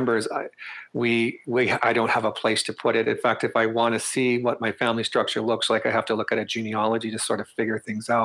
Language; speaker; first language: English; native; English